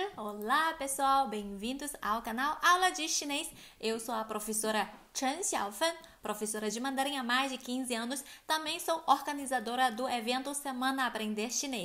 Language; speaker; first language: Portuguese; non-native, fluent; Chinese